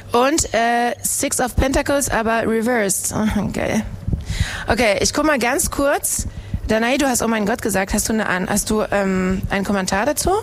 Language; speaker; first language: German; non-native, fluent; French